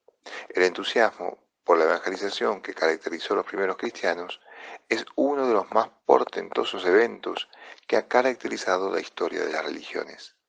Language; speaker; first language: Spanish; non-native, fluent; Italian